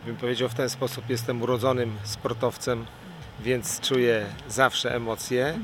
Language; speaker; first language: Polish; native; Polish